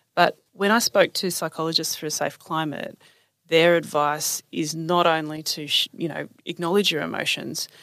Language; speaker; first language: English; native; English